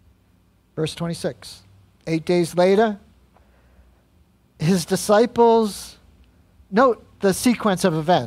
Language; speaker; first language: English; native; English